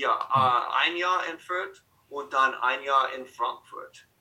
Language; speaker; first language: German; non-native, fluent; English